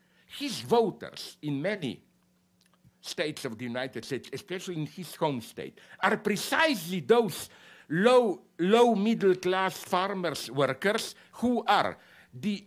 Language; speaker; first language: English; non-native, fluent; Slovenian